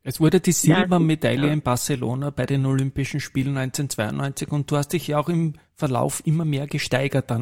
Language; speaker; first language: German; native; German